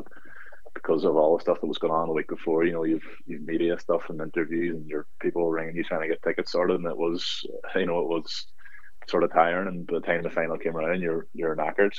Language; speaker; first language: English; native; English